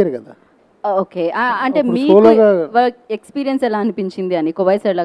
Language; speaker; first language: Telugu; native; Telugu